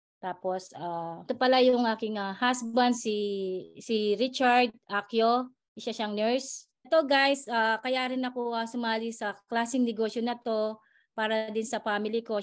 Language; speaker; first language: Filipino; native; Filipino